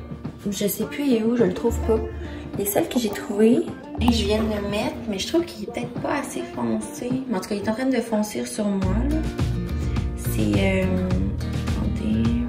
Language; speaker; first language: French; native; French